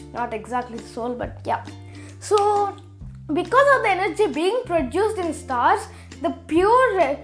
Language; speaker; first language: English; early bilingual, other home language; Telugu